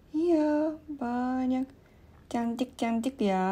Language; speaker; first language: Indonesian; non-native, learner; Japanese